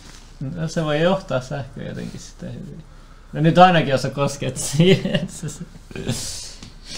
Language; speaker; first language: Finnish; native; Finnish